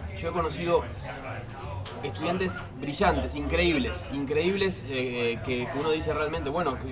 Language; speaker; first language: Spanish; native; Spanish